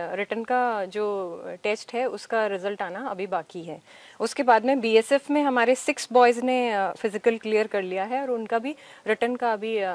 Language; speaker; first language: Hindi; native; Hindi